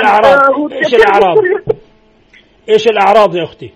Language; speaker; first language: Arabic; native; Arabic